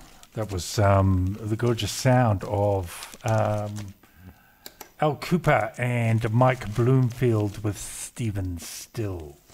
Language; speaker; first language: English; native; English